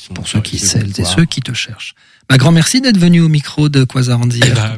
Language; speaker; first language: French; native; French